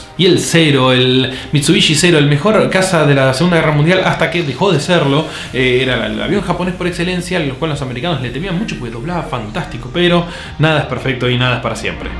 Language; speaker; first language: Spanish; native; Spanish